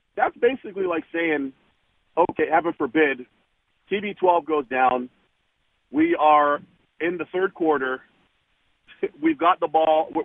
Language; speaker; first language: English; native; English